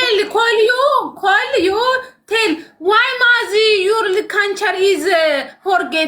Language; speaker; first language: English; non-native, learner; Amharic